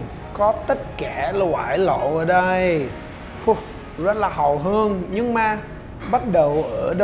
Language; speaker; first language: Vietnamese; non-native, learner; English